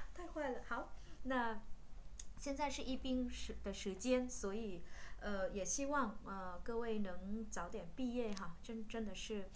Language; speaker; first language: Chinese; non-native, fluent; Vietnamese